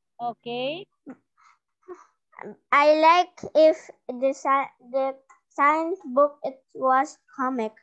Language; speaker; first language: English; non-native, learner; Indonesian